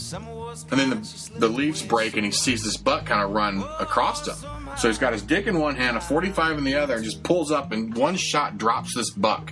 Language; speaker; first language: English; native; English